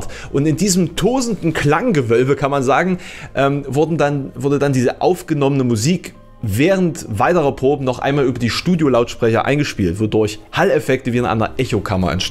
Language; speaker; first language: German; native; German